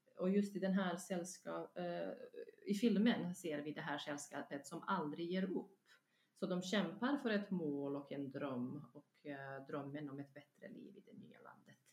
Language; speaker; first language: Swedish; non-native, fluent; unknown